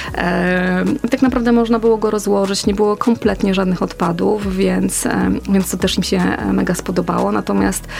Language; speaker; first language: Polish; native; Polish